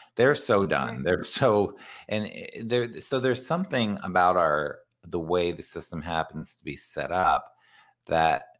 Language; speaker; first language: English; native; English